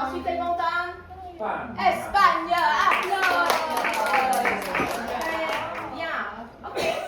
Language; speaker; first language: French; non-native, fluent; Spanish